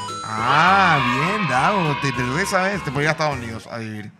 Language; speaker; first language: Spanish; native; Spanish